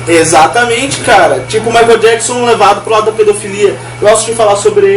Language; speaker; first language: Portuguese; native; Portuguese